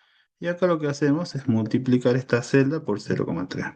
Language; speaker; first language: Spanish; native; Spanish